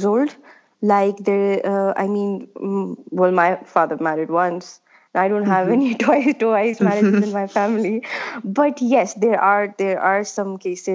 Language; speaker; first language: English; non-native, local second language; Urdu